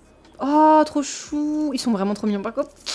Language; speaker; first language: French; native; French